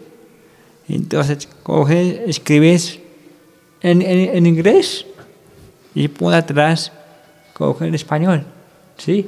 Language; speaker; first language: Spanish; non-native, local second language; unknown